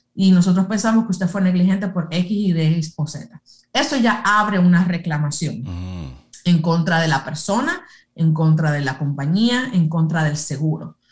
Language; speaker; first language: Spanish; early bilingual, heritage; Spanish